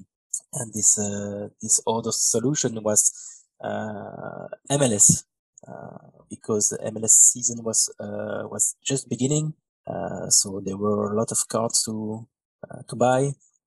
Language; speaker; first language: English; non-native, fluent; French